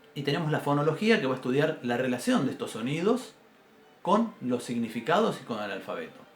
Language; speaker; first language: Spanish; native; Spanish